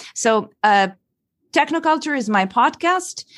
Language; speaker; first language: English; non-native, fluent; Italian